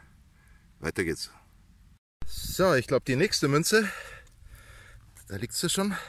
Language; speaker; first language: German; native; German